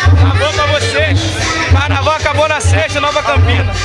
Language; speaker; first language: Portuguese; native; Portuguese